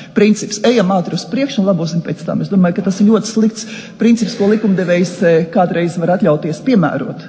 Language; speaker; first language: Latvian; native; Latvian